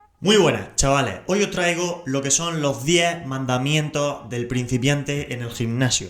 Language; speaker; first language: Spanish; native; Spanish